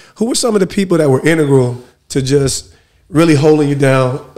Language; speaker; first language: English; native; English